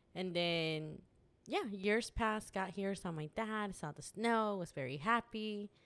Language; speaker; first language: English; early bilingual, other home language; Spanish